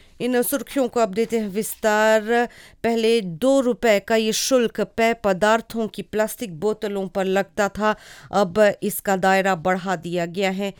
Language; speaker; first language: Hindi; non-native, local second language; Morisyen